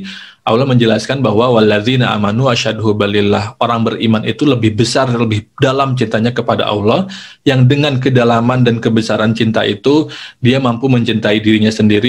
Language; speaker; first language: Indonesian; native; Indonesian